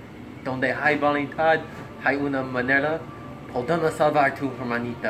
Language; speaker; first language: Spanish; non-native, learner; English